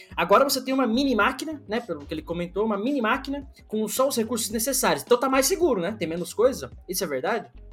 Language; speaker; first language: Portuguese; native; Portuguese